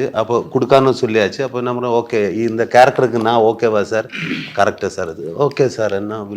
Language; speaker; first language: Tamil; non-native, learner; Malayalam